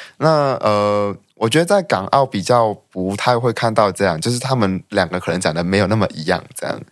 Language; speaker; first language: Chinese; non-native, local second language; Cantonese